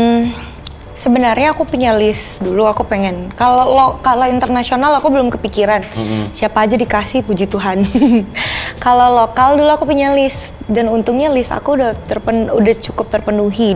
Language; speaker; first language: Indonesian; native; Indonesian